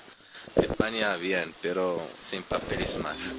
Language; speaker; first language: Spanish; non-native, learner; Arabic